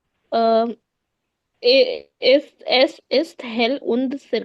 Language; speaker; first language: German; non-native, learner; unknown